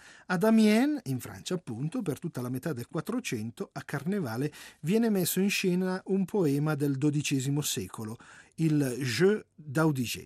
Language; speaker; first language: Italian; native; Italian